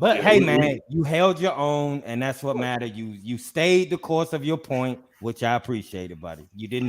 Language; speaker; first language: English; native; English